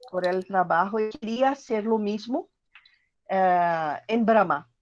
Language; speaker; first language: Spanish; non-native, learner; Portuguese